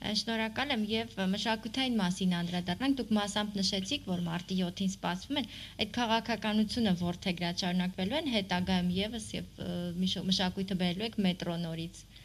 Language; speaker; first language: Armenian; native; Armenian